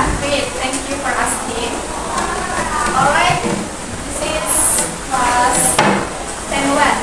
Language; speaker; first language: English; non-native, fluent; Indonesian